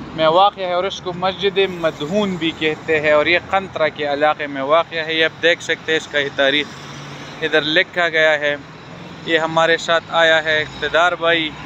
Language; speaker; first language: Urdu; non-native, local second language; Pashto